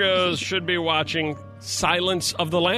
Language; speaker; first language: English; native; English